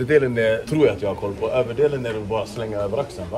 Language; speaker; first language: Swedish; native; Swedish